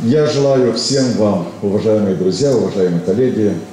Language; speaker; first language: Russian; non-native, local second language; Romanian